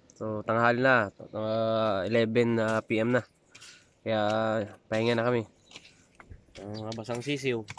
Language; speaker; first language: Filipino; native; Filipino